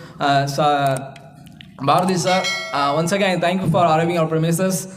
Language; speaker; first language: English; non-native, local second language; Tamil